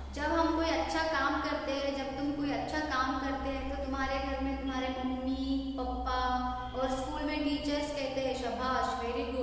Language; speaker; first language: Hindi; non-native, local second language; Kannada